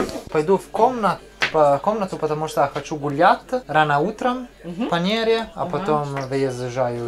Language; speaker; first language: Russian; non-native, learner; Italian